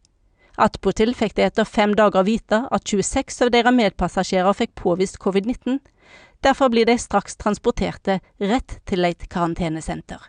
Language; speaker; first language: Norwegian; native; Norwegian